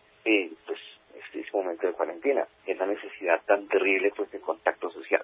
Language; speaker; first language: Spanish; native; Spanish